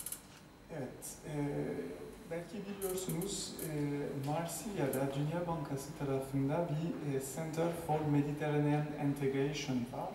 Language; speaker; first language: Turkish; non-native, fluent; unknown